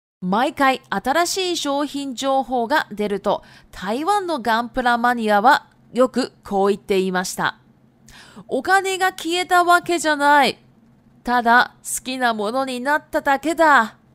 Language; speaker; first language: Japanese; non-native, fluent; Chinese